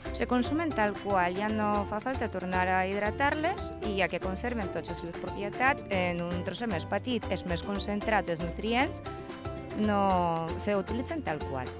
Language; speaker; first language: Catalan; native; Catalan